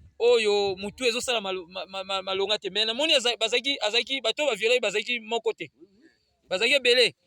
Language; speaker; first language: Lingala; non-native, local second language; Kongo